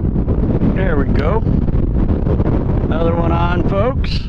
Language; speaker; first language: English; native; English